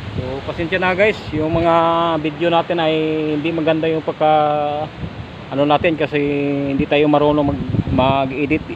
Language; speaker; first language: Filipino; non-native, local second language; Cebuano